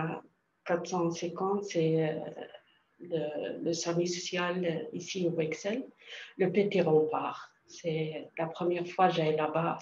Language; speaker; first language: French; non-native, learner; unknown